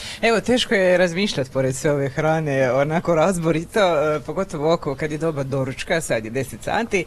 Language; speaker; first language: Croatian; native; Croatian